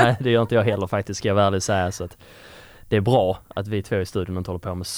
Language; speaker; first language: Swedish; native; Swedish